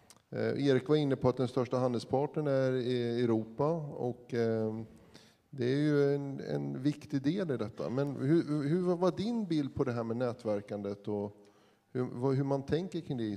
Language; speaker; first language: Swedish; native; Swedish